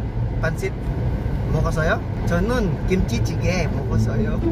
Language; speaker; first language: Korean; non-native, learner; Filipino